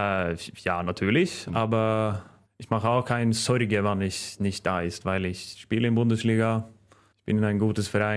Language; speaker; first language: German; non-native, fluent; Norwegian